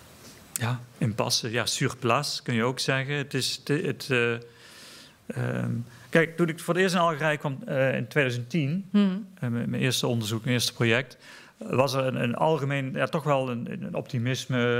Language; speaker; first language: Dutch; native; Dutch